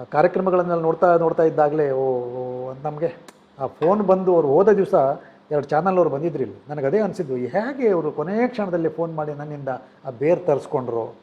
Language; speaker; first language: Kannada; native; Kannada